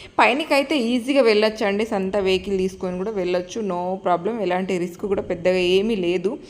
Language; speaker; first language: Telugu; native; Telugu